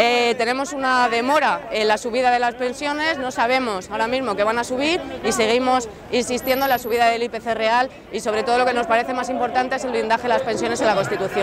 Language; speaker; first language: Spanish; native; Spanish